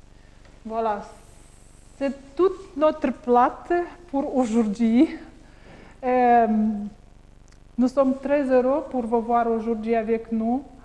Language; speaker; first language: French; non-native, learner; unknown